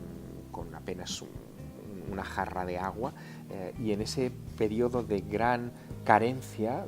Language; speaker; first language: Spanish; native; Spanish